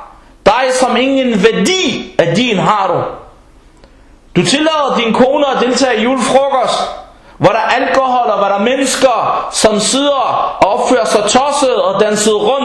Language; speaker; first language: Danish; early bilingual, other home language; Arabic